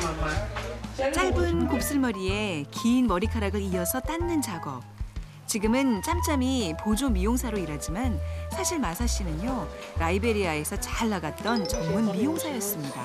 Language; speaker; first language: Korean; native; Korean